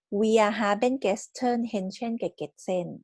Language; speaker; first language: German; non-native, fluent; Thai